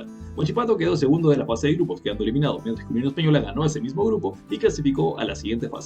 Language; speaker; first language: Spanish; native; Spanish